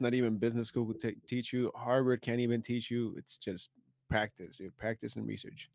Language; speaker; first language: English; early bilingual, other home language; Spanish